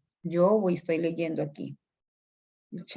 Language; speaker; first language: Spanish; native; Spanish